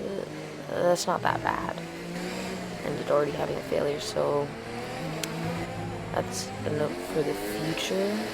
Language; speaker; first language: English; native; English